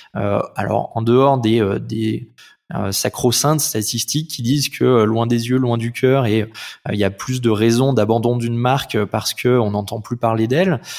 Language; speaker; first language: French; native; French